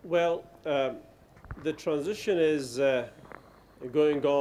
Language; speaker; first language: English; non-native, fluent; Persian